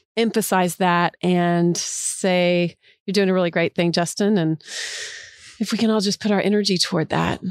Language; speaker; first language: English; early bilingual, other home language; Portuguese